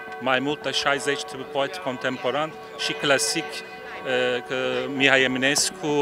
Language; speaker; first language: Romanian; non-native, learner; Turkish